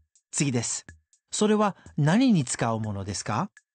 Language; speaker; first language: Japanese; non-native, fluent; English